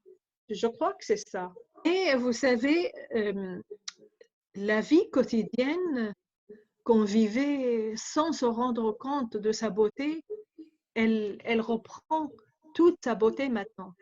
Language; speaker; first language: French; non-native, fluent; Arabic